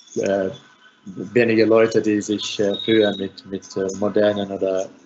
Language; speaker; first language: German; non-native, fluent; Finnish